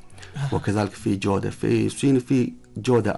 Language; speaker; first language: Arabic; non-native, learner; Chinese